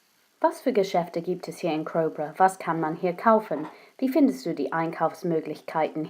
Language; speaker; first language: German; non-native, fluent; English